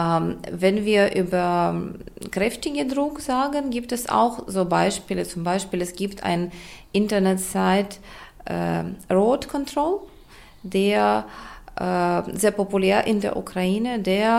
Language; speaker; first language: German; non-native, fluent; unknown